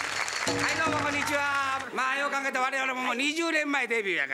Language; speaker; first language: Japanese; native; Japanese